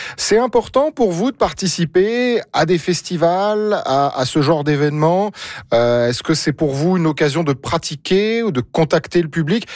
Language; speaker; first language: French; native; French